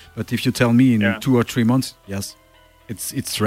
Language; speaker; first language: English; non-native, learner; French